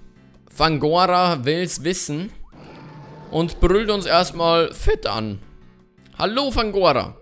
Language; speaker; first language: German; native; German